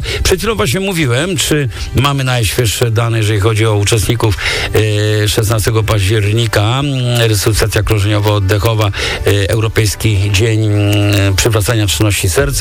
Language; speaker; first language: Polish; native; Polish